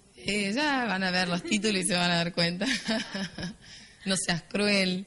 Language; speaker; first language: Spanish; native; Spanish